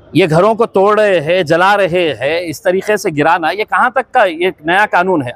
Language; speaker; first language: Hindi; non-native, local second language; Marathi